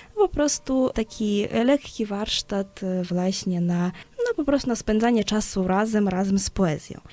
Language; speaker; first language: Polish; native; Polish